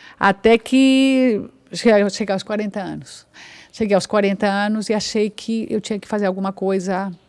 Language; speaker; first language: Portuguese; non-native, fluent; Spanish